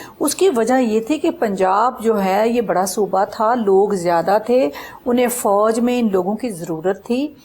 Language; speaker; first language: Urdu; non-native, local second language; Punjabi